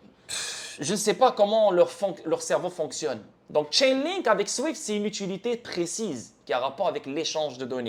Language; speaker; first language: French; native; French